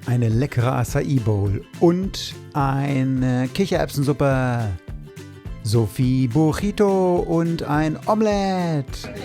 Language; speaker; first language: German; native; German